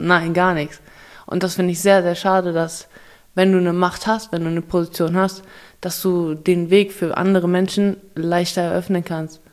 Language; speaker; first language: German; early bilingual, other home language; Russian